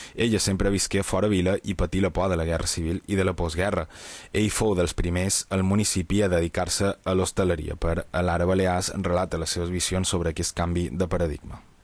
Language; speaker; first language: Catalan; native; Catalan